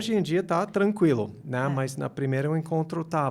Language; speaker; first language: Portuguese; non-native, fluent; English